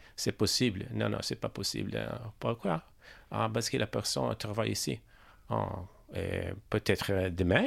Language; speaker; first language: French; non-native, learner; Italian